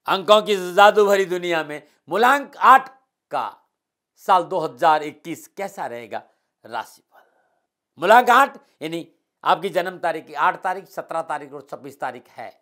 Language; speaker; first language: Hindi; native; Hindi